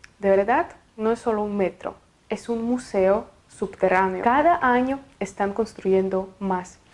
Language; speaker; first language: Spanish; non-native, fluent; Russian